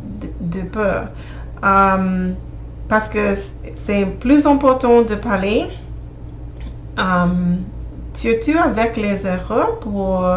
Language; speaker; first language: French; non-native, learner; English